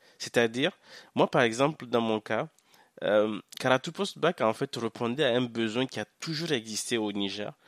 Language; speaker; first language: French; non-native, local second language; Hausa